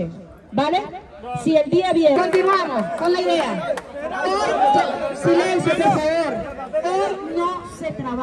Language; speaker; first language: Spanish; native; Spanish